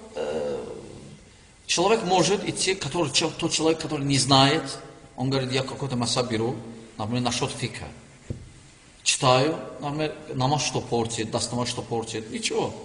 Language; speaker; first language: Russian; non-native, learner; Turkish